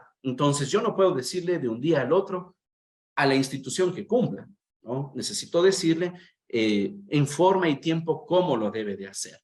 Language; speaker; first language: Spanish; native; Spanish